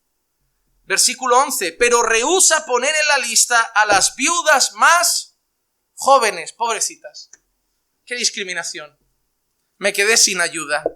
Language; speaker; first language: Spanish; native; Spanish